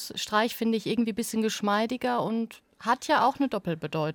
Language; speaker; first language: German; native; German